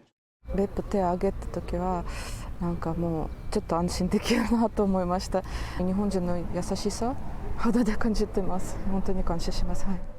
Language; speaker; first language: Japanese; non-native, fluent; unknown